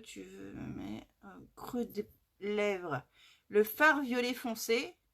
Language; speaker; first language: French; native; French